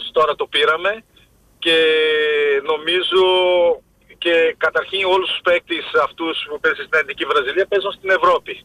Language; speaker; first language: Greek; non-native, fluent; Portuguese